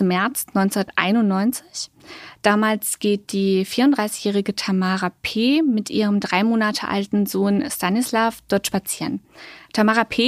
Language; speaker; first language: German; native; German